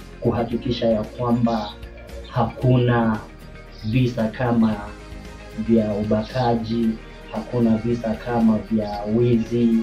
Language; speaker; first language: Swahili; non-native, local second language; Luyia